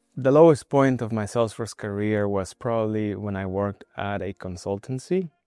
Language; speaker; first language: English; non-native, fluent; Spanish